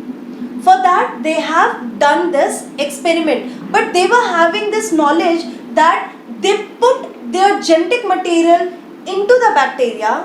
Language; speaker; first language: English; non-native, local second language; Hindi